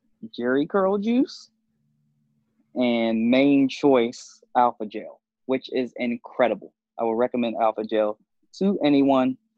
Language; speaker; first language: English; native; English